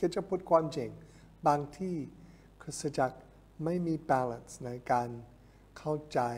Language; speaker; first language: Thai; non-native, fluent; English